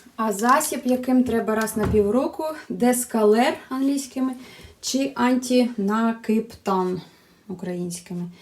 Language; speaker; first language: Ukrainian; non-native, local second language; Russian